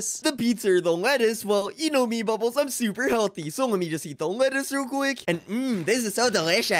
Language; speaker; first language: English; native; English